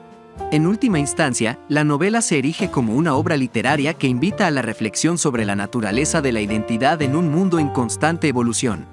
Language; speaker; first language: Spanish; native; Spanish